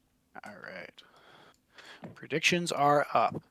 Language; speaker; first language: English; native; English